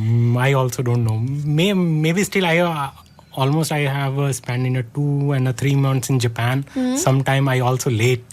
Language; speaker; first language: English; non-native, learner; Hindi